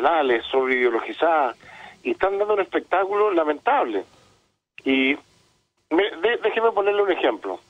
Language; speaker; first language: Spanish; native; Spanish